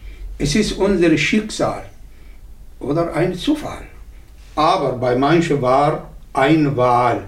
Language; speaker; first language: German; non-native, learner; Arabic